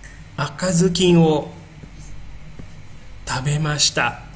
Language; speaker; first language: Japanese; non-native, fluent; Indonesian